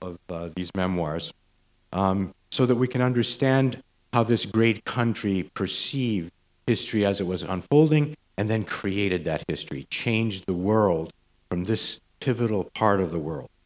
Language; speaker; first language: English; native; English